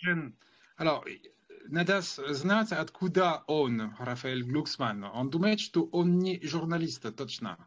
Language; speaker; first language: Russian; non-native, fluent; French